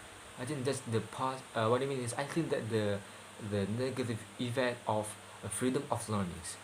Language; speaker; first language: English; non-native, learner; Indonesian